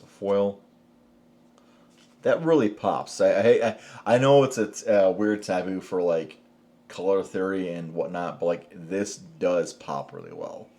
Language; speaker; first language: English; native; English